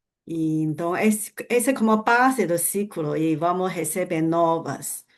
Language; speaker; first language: Portuguese; non-native, learner; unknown